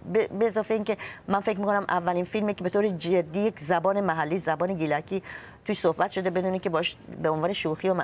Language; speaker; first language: Persian; non-native, local second language; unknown